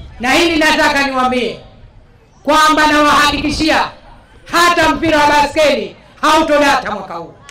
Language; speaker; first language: Swahili; native; Swahili